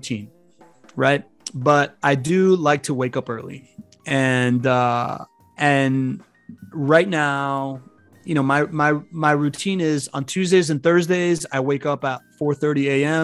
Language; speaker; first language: English; early bilingual, other home language; Spanish